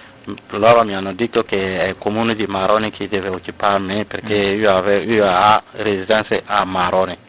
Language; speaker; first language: Italian; non-native, learner; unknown